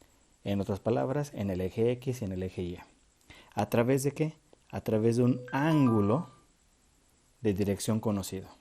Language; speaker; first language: Spanish; native; Spanish